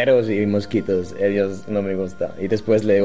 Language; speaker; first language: Spanish; non-native, learner; German